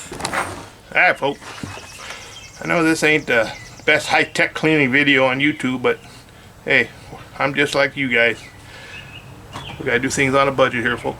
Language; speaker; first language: English; native; English